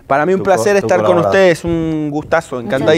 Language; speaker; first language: Spanish; native; Spanish